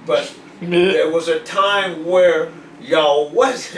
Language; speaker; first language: English; native; English